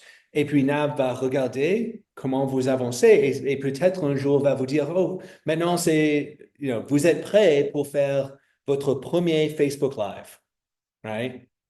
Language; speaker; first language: French; non-native, fluent; English